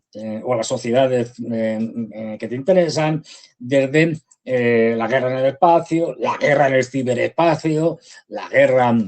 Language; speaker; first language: Spanish; native; Spanish